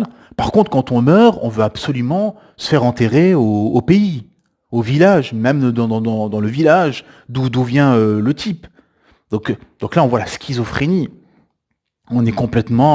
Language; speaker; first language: French; native; French